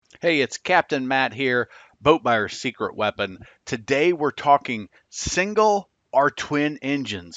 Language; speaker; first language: English; native; English